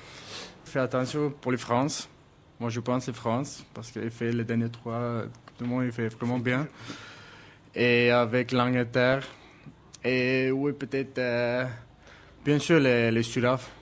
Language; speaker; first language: French; non-native, learner; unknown